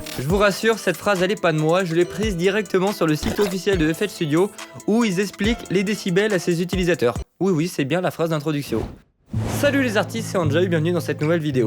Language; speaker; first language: French; native; French